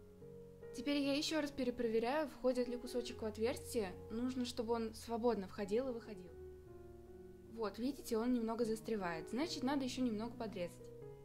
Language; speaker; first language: Russian; native; Russian